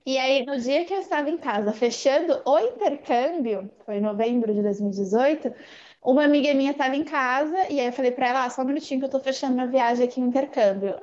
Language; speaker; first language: Portuguese; native; Portuguese